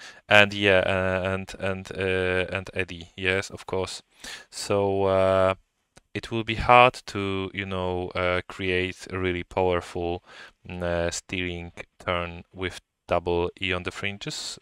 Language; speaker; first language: English; non-native, fluent; Polish